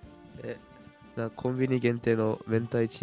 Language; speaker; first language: Japanese; native; Japanese